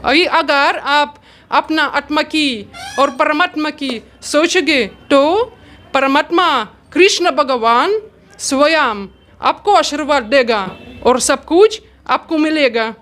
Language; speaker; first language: Hindi; non-native, learner; Russian